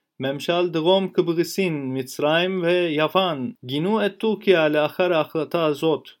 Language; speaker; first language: Hebrew; non-native, fluent; Turkish